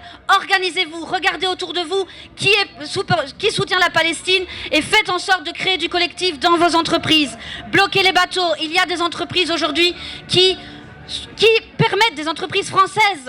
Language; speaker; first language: French; native; French